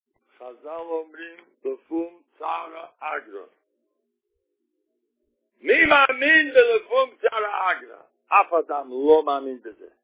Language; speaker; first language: Hebrew; non-native, fluent; Yiddish